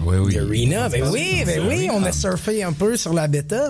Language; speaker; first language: French; native; French